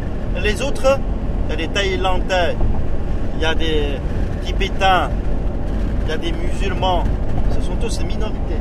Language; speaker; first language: French; non-native, fluent; Chinese